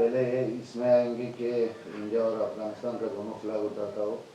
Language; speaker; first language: Hindi; non-native, fluent; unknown